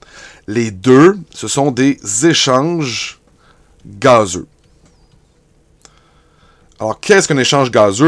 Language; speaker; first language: French; native; French